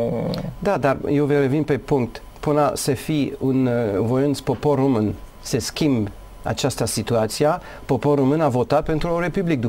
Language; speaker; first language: Romanian; non-native, learner; English